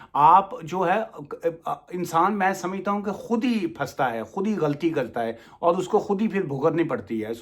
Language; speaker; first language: Urdu; non-native, local second language; Punjabi